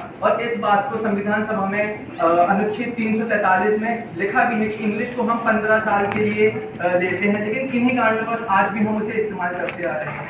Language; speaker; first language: Hindi; native; Hindi